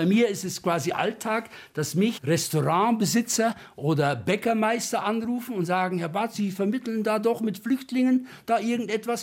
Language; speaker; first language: German; native; German